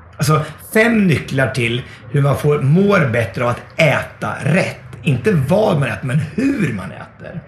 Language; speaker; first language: Swedish; native; Swedish